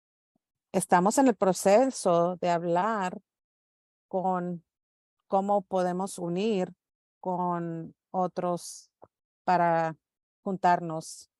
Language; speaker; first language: Spanish; early bilingual, heritage; English